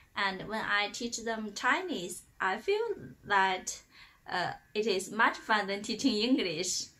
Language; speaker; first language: English; non-native, fluent; Chinese